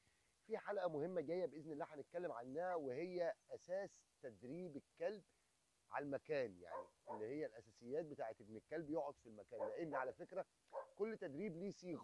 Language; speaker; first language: Arabic; native; Arabic